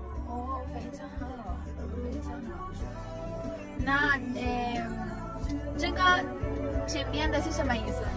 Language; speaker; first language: Chinese; non-native, learner; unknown